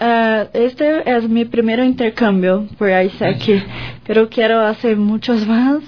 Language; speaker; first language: Spanish; non-native, learner; Portuguese